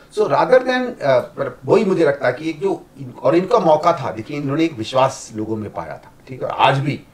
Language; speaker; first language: Hindi; native; Hindi